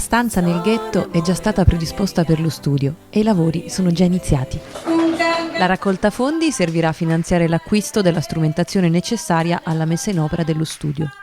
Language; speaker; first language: Italian; native; Italian